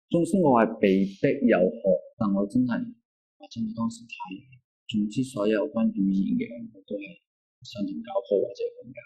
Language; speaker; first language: Cantonese; native; Cantonese